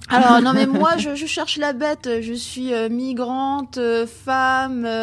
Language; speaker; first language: French; non-native, local second language; Arabic